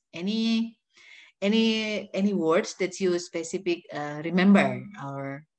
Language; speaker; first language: English; non-native, learner; Indonesian